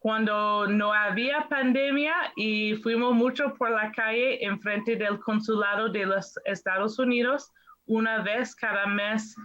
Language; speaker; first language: Spanish; non-native, fluent; English